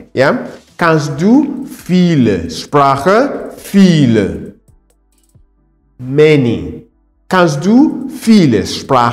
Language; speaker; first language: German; non-native, fluent; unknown